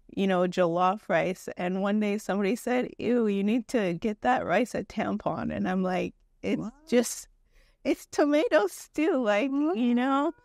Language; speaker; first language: English; native; English